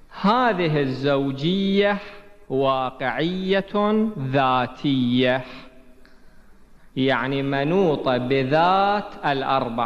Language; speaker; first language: Arabic; native; Arabic